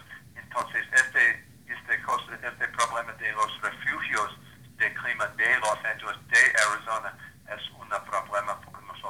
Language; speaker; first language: Spanish; non-native, learner; English